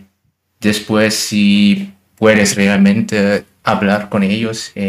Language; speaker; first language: Spanish; non-native, learner; German